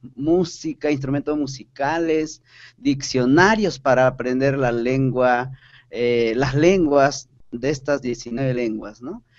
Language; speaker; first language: Spanish; non-native, local second language; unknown